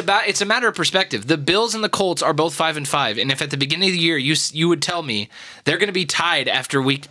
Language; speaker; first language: English; native; English